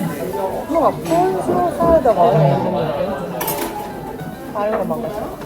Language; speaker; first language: Korean; non-native, learner; Japanese